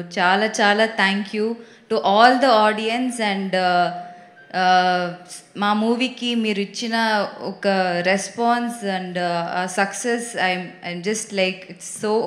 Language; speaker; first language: Telugu; non-native, learner; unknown